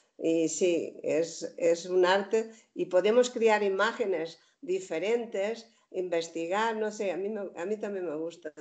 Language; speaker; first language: Spanish; native; Spanish